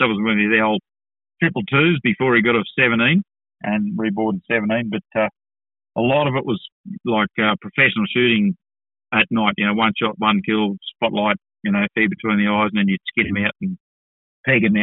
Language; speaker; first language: English; native; English